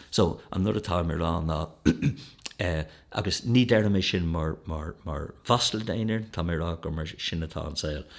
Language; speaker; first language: Irish; native; Irish